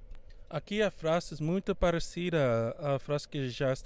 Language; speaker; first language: Portuguese; non-native, fluent; Spanish